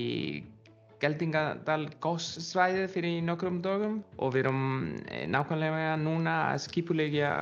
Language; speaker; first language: Icelandic; non-native, learner; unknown